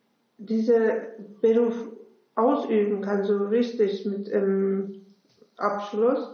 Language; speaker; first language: German; non-native, fluent; Turkish